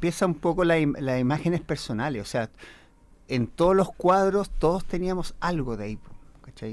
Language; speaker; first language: Spanish; native; Spanish